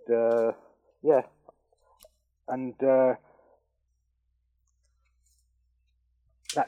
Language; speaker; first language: English; native; English